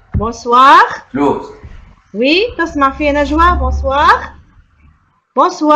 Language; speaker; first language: French; non-native, local second language; Arabic